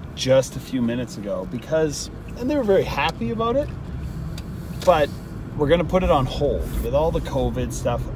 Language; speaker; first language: English; native; English